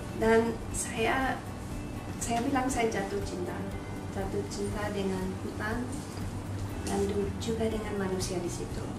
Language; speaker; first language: Indonesian; non-native, fluent; English